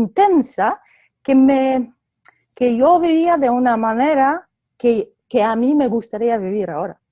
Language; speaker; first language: Spanish; non-native, fluent; Polish